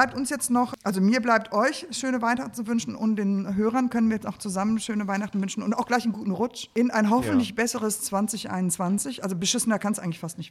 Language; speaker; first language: German; native; German